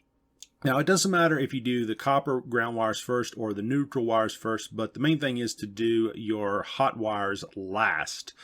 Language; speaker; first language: English; native; English